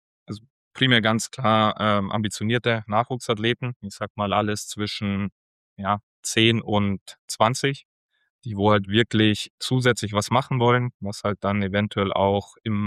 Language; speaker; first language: German; native; German